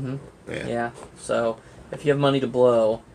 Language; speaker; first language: English; native; English